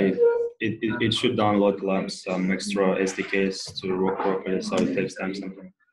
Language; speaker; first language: English; non-native, fluent; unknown